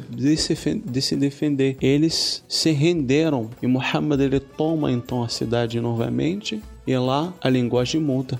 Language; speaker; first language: Portuguese; non-native, fluent; Arabic